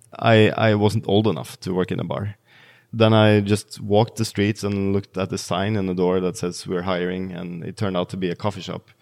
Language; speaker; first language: English; non-native, fluent; Norwegian